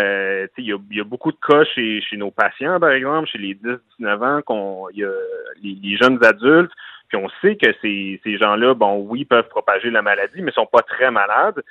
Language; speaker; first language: French; native; French